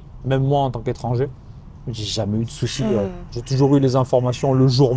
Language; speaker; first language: French; native; French